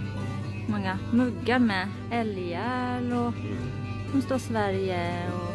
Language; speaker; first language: Swedish; non-native, learner; Japanese